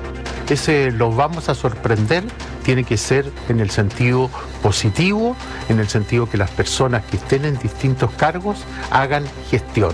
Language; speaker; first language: Spanish; native; Spanish